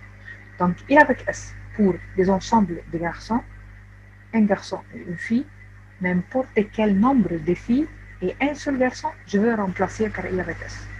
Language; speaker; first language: French; non-native, fluent; Arabic